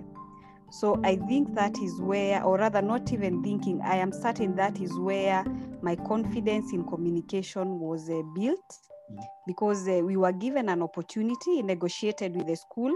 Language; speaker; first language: English; non-native, local second language; Meru